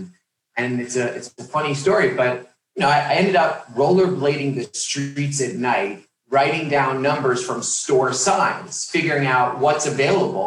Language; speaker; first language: English; native; English